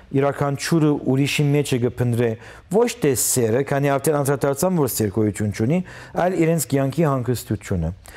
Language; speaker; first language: Armenian; early bilingual, heritage; Armenian